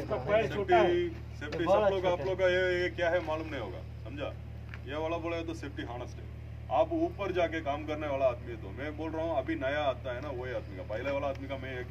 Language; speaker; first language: Hindi; non-native, local second language; Tamil